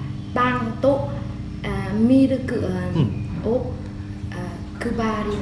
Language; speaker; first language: Japanese; non-native, learner; Vietnamese